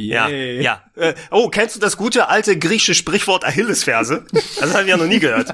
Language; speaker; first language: German; native; German